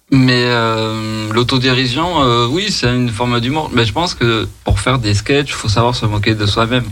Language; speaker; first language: French; native; French